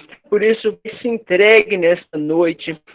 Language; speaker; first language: Portuguese; native; Portuguese